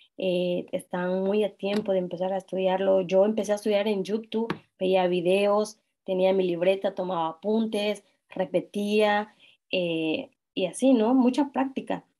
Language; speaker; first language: Spanish; non-native, local second language; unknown